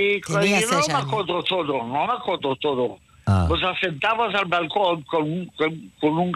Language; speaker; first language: Spanish; early bilingual, heritage; Ladino